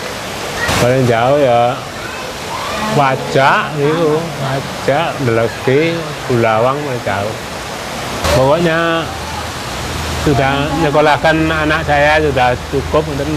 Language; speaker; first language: Indonesian; non-native, local second language; Javanese